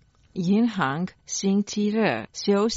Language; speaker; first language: Chinese; non-native, learner; Croatian